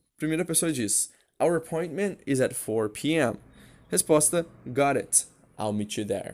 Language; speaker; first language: English; non-native, fluent; Portuguese